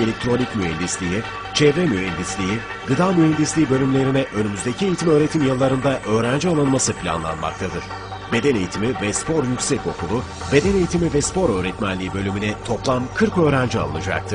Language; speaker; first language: Turkish; native; Turkish